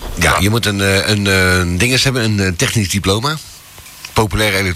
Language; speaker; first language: Dutch; native; Dutch